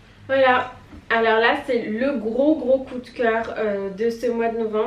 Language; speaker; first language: French; native; French